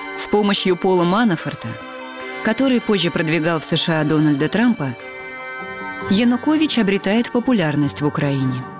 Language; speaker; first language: Russian; native; Russian